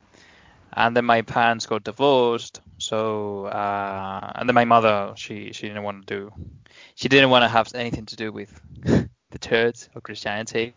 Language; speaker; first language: English; non-native, fluent; Spanish